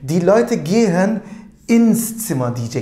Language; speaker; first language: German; non-native, fluent; Turkish